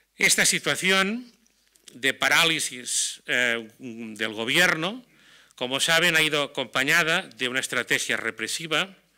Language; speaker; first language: Spanish; non-native, local second language; Catalan